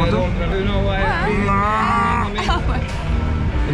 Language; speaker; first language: Spanish; non-native, learner; Swedish